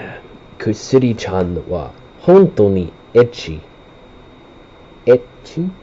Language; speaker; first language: Japanese; non-native, learner; English